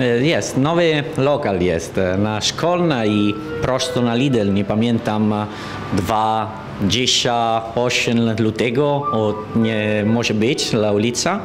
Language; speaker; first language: Polish; non-native, learner; Italian